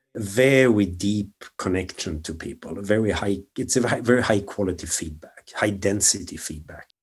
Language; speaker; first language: English; non-native, fluent; Swedish